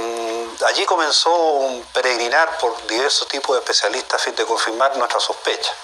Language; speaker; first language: Spanish; native; Spanish